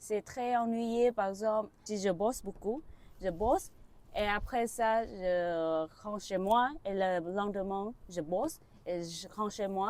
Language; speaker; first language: French; non-native, learner; Vietnamese